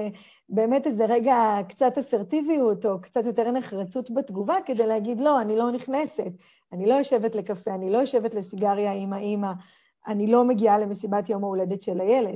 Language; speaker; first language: Hebrew; native; Hebrew